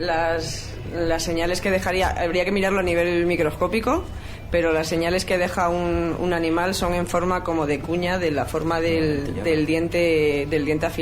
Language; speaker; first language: Spanish; native; Spanish